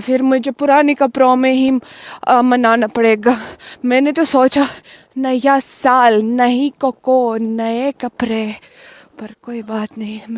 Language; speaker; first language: Hindi; non-native, fluent; Russian